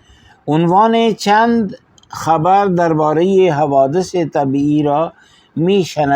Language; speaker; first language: Persian; non-native, fluent; Urdu